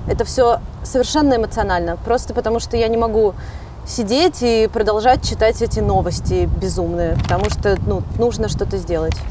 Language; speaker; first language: Russian; native; Russian